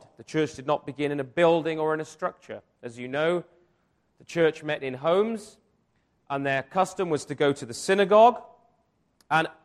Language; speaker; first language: English; native; English